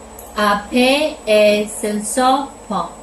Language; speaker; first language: French; non-native, learner; Chinese